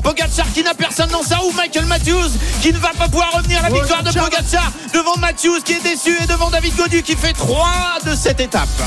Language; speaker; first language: French; native; French